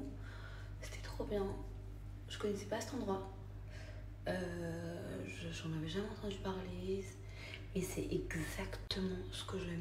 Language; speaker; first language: French; native; French